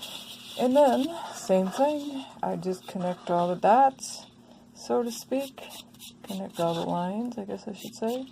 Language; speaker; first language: English; native; English